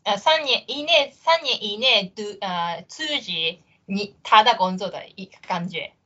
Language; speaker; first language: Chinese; non-native, learner; Japanese